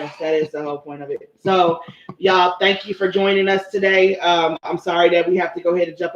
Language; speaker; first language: English; native; English